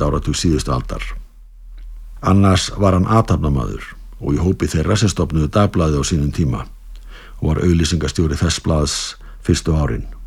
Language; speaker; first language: Icelandic; native; Icelandic